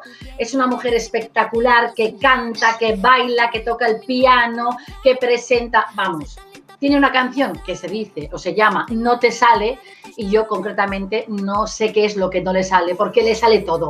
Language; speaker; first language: Spanish; native; Spanish